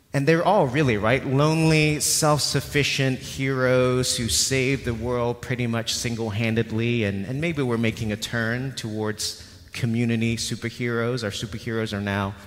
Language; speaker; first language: English; non-native, local second language; Cantonese